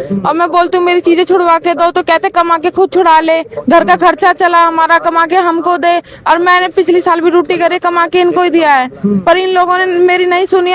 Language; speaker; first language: Hindi; native; Hindi